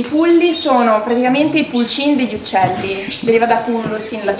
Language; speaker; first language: Italian; native; Italian